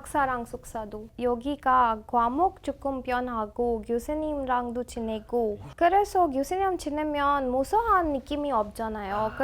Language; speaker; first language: Korean; non-native, learner; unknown